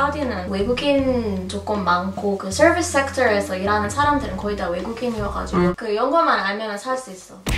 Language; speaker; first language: Korean; non-native, fluent; Arabic